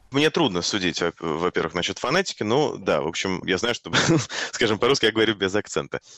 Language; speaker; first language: Russian; native; Russian